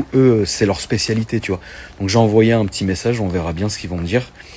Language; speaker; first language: French; native; French